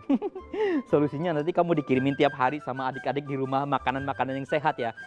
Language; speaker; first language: Indonesian; native; Indonesian